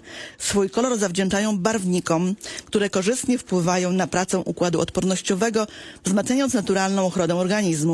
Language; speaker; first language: Polish; native; Polish